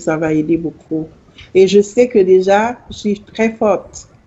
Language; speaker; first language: French; non-native, local second language; Haitian Creole